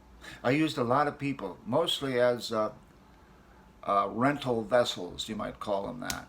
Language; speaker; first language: English; native; English